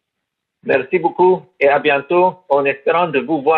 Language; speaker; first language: French; non-native, learner; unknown